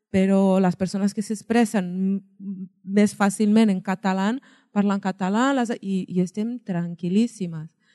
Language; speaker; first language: Catalan; non-native, fluent; Portuguese